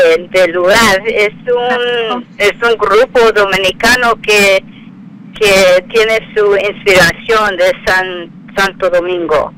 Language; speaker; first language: Spanish; non-native, fluent; English